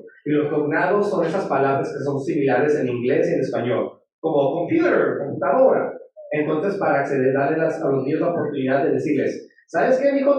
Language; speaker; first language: Spanish; native; Spanish